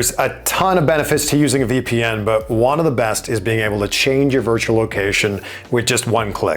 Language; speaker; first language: English; native; English